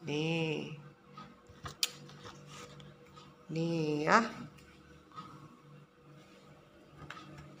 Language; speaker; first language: Indonesian; non-native, local second language; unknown